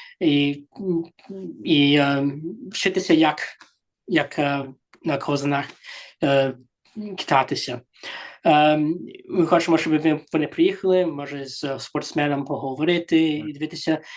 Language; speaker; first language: Ukrainian; early bilingual, heritage; English